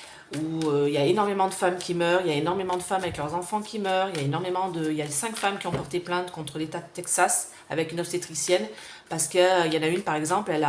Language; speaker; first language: French; native; French